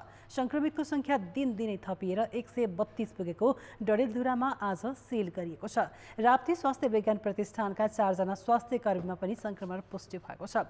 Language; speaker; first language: Nepali; native; Nepali